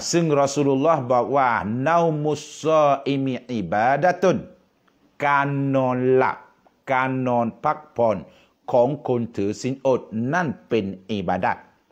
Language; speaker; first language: Thai; non-native, local second language; Pattani Malay